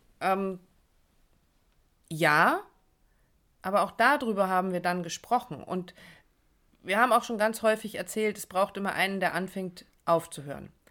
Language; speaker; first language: German; native; German